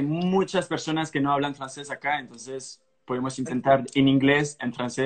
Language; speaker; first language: Spanish; non-native, fluent; French